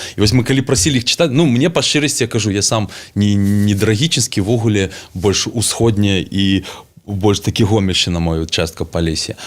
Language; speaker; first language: Belarusian; native; Belarusian